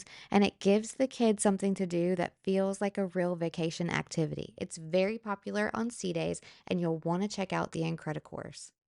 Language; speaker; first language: English; native; English